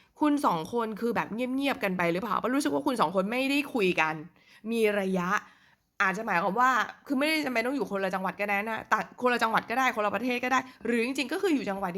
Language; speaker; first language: Thai; native; Thai